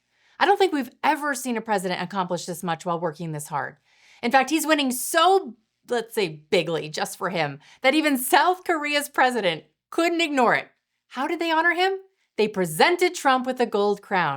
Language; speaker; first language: English; native; English